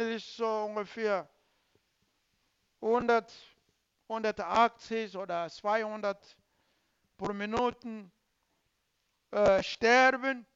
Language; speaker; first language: German; non-native, learner; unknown